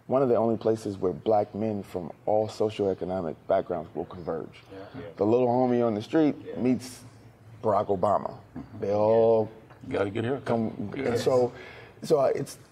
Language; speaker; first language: English; native; English